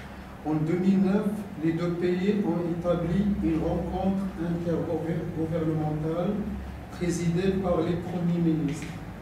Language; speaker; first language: French; non-native, local second language; Arabic